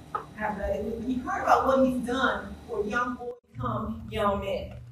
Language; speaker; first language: English; native; English